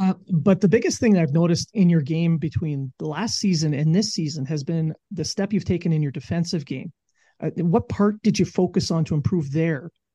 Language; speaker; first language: English; native; English